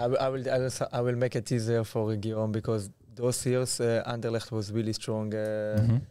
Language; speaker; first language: English; non-native, fluent; Hebrew